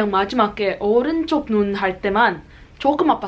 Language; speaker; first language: Korean; early bilingual, heritage; Korean